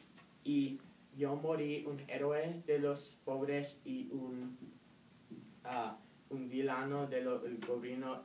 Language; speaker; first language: Spanish; non-native, learner; English